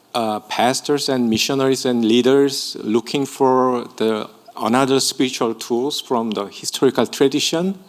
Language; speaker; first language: English; non-native, fluent; Korean